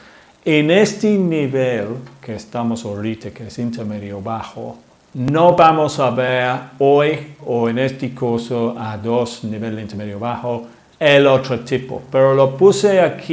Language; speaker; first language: Spanish; non-native, fluent; English